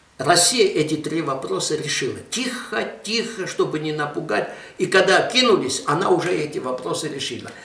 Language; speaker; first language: Russian; non-native, local second language; Armenian